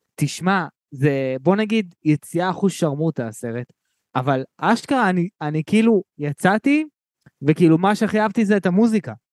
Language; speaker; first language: Hebrew; native; Hebrew